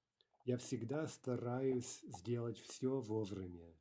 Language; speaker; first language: Russian; non-native, fluent; English